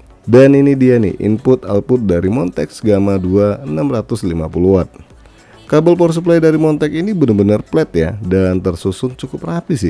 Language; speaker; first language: Indonesian; native; Indonesian